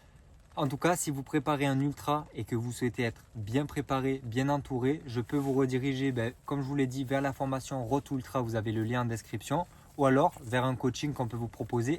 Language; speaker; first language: French; native; French